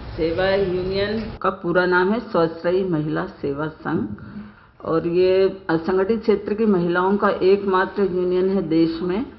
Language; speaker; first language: Hindi; native; Hindi